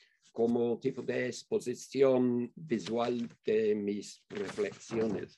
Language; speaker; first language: Spanish; non-native, fluent; English